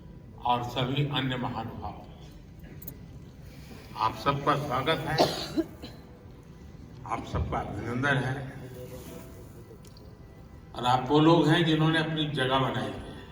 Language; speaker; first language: Hindi; native; Hindi